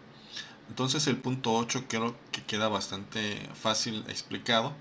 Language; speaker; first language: Spanish; native; Spanish